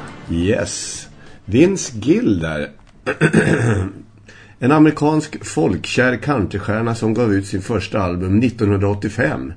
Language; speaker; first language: Swedish; native; Swedish